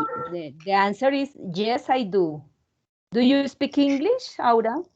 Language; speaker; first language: English; non-native, learner; Spanish